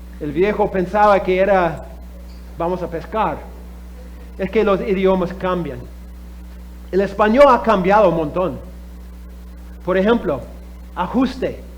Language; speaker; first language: Spanish; non-native, fluent; English